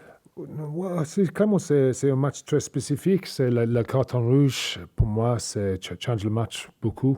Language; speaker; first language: French; non-native, learner; English